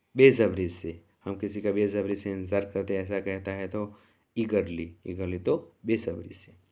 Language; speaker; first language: Hindi; non-native, local second language; Gujarati